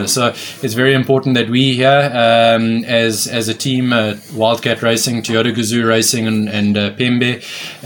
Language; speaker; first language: English; native; English